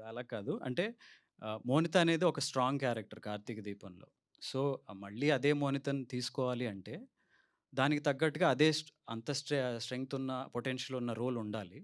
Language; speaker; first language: Telugu; native; Telugu